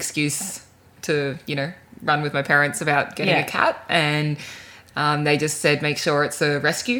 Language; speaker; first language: English; native; English